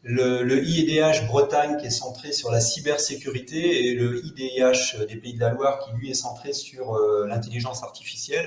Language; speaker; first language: French; native; French